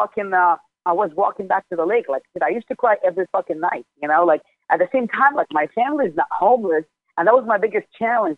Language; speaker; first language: English; non-native, fluent; Arabic